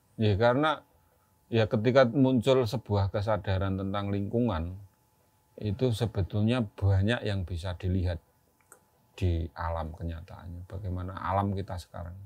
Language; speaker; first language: Indonesian; non-native, local second language; Javanese